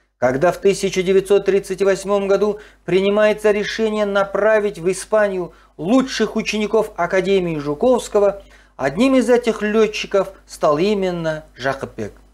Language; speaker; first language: Russian; non-native, local second language; Kazakh